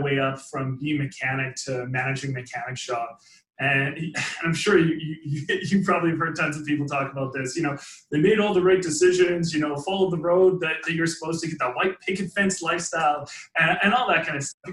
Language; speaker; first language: English; native; English